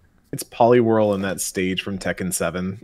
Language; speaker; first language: English; native; English